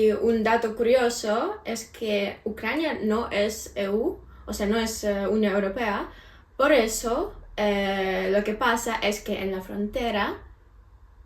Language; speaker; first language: Spanish; non-native, fluent; Ukrainian